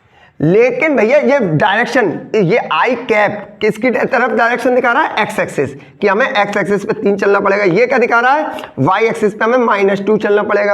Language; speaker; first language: Hindi; native; Hindi